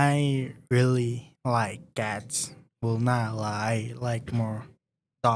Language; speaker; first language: English; non-native, learner; Spanish